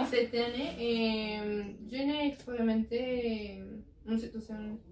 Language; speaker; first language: French; non-native, learner; Spanish